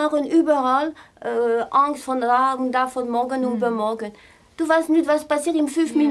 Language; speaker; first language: German; non-native, fluent; French